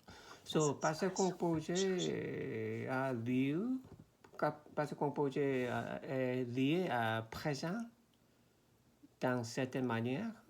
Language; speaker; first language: French; non-native, learner; Korean